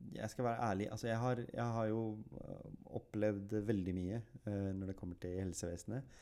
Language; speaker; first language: Norwegian; early bilingual, other home language; Urdu